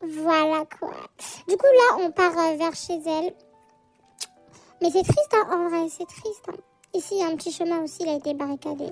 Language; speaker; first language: French; native; French